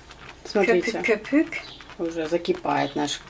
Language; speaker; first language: Russian; native; Russian